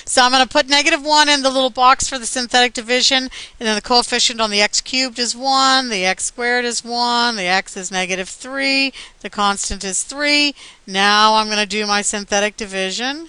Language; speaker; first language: English; native; English